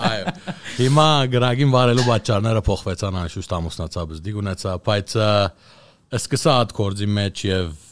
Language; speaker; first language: Armenian; early bilingual, heritage; Armenian